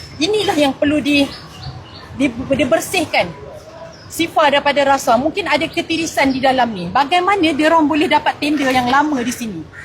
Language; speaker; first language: Malay; native; Malay